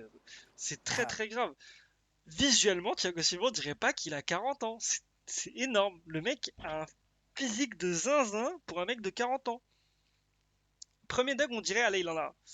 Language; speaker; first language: French; native; French